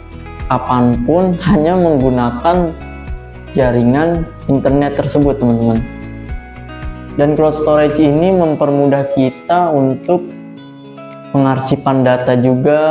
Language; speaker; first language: Indonesian; native; Indonesian